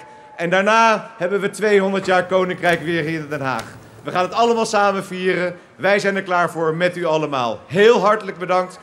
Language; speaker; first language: Dutch; native; Dutch